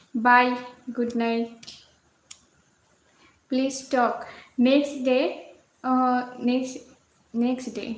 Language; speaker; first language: Hindi; non-native, local second language; Bangla